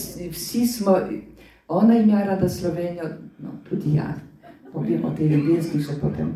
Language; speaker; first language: Slovenian; non-native, fluent; Polish